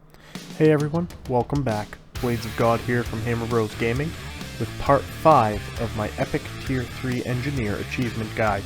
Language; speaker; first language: English; native; English